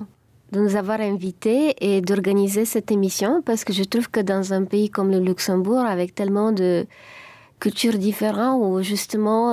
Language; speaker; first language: French; non-native, fluent; Bulgarian